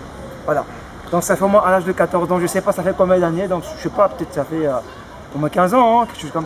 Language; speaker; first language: French; non-native, local second language; Lingala